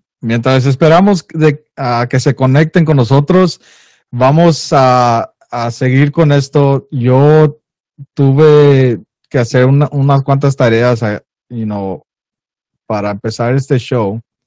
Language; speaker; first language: Spanish; early bilingual, heritage; Spanish